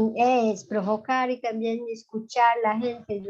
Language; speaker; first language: Spanish; non-native, fluent; Portuguese